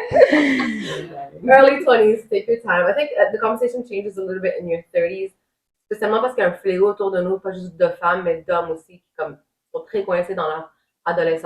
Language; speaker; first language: French; native; French